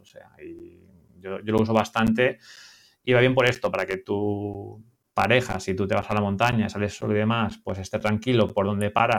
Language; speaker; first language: Spanish; native; Spanish